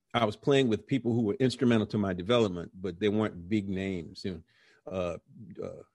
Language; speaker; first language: English; native; English